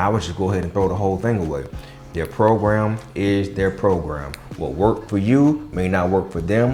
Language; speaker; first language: English; native; English